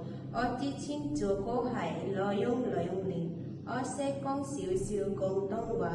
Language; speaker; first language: Cantonese; non-native, learner; Bangla